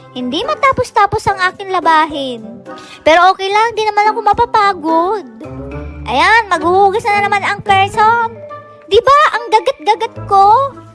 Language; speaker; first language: Filipino; non-native, local second language; Iloko